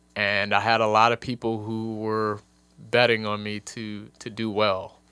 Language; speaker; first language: English; native; English